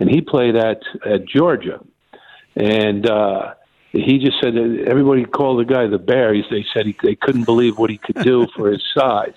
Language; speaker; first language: English; native; English